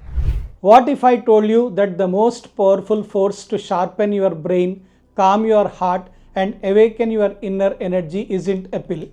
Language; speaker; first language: English; non-native, local second language; Telugu